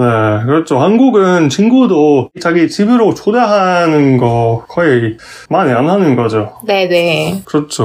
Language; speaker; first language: Korean; non-native, fluent; Hungarian